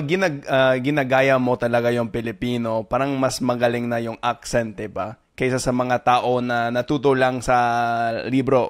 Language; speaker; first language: Filipino; non-native, fluent; English